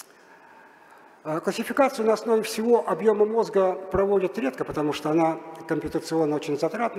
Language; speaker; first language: Russian; native; Russian